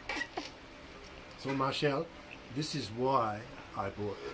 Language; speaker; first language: English; native; English